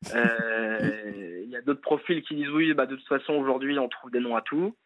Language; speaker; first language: French; native; French